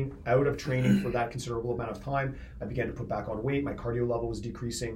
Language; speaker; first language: English; native; English